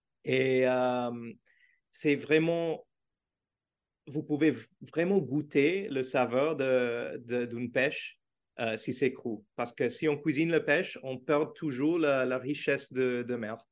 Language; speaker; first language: French; non-native, learner; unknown